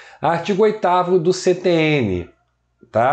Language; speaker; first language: Portuguese; native; Portuguese